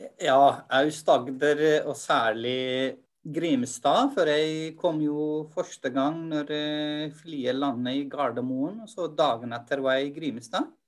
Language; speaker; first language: Norwegian; non-native, fluent; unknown